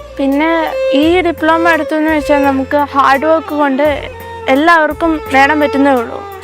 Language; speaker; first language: Malayalam; native; Malayalam